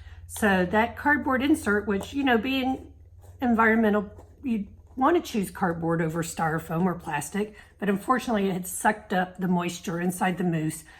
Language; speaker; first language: English; native; English